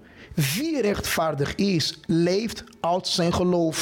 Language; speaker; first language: Dutch; non-native, fluent; Portuguese